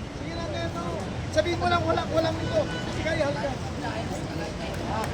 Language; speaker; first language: Filipino; native; Filipino